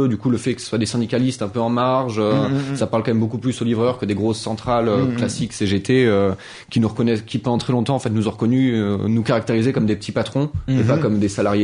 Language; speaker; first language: French; native; French